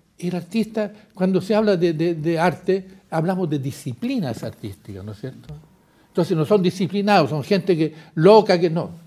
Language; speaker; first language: Spanish; native; Spanish